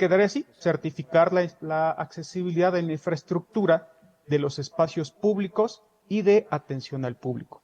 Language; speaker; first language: Spanish; native; Spanish